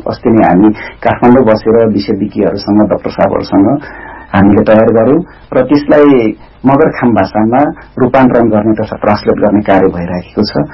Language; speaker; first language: Nepali; non-native, local second language; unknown